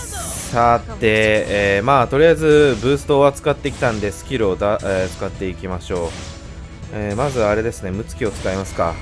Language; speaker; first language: Japanese; native; Japanese